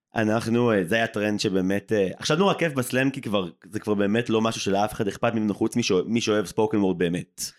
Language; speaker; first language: Hebrew; native; Hebrew